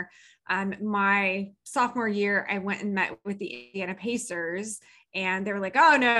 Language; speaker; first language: English; native; English